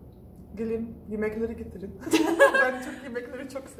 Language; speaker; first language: Turkish; non-native, fluent; Russian